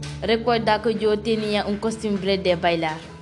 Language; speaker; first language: Spanish; non-native, learner; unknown